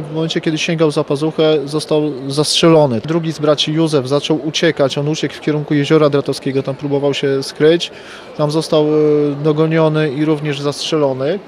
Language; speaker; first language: Polish; native; Polish